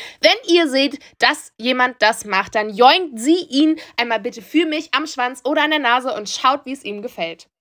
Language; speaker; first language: German; early bilingual, other home language; Turkish